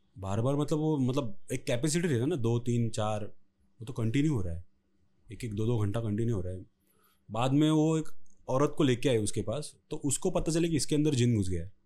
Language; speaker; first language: Hindi; non-native, local second language; Marathi